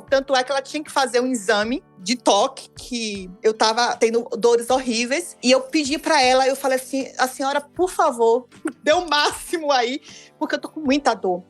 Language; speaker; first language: Portuguese; native; Portuguese